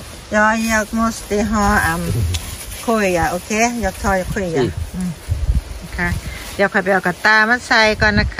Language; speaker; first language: English; non-native, learner; Thai